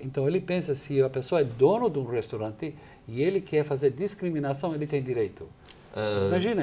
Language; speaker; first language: Portuguese; non-native, fluent; English